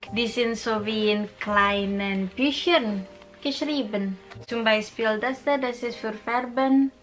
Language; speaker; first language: German; non-native, fluent; Indonesian